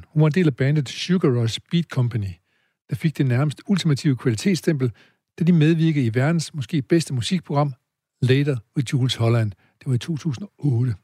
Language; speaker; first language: Danish; native; Danish